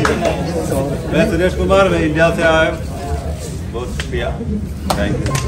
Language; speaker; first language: Hindi; non-native, local second language; Malayalam